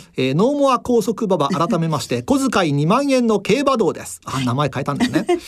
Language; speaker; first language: Japanese; native; Japanese